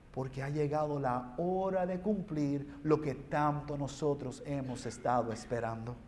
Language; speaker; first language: Spanish; early bilingual, heritage; Spanish